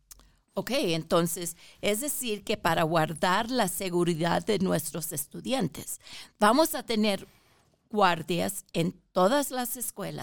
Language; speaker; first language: Spanish; early bilingual, heritage; Spanish